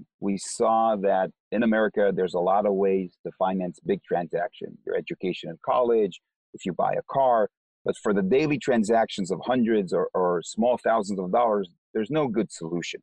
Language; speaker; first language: English; non-native, fluent; Hebrew